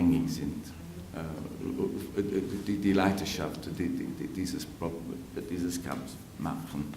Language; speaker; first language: German; non-native, fluent; English